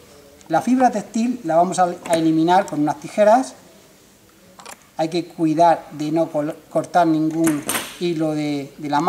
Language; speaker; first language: Spanish; native; Spanish